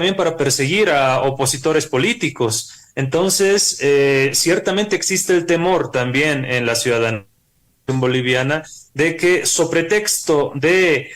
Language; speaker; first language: Spanish; native; Spanish